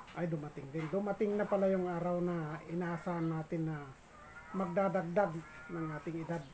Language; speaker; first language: Filipino; non-native, local second language; Iloko